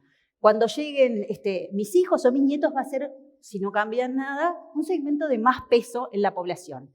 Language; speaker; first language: Spanish; native; Spanish